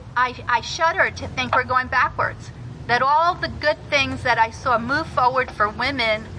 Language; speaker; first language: English; early bilingual, other home language; Spanish